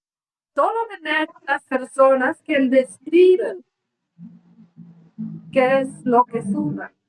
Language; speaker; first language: Spanish; non-native, learner; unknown